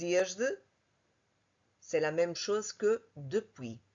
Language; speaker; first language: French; non-native, fluent; Portuguese